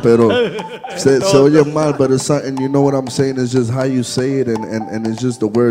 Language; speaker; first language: English; early bilingual, other home language; Spanish